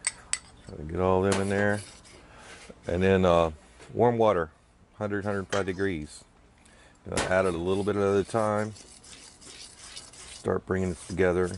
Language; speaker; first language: English; native; English